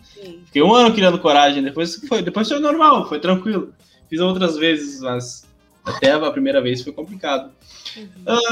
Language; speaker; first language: Portuguese; native; Portuguese